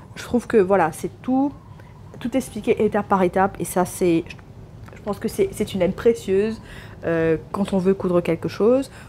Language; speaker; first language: French; non-native, local second language; Morisyen